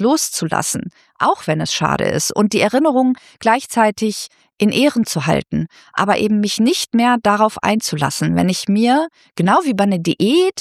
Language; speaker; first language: German; native; German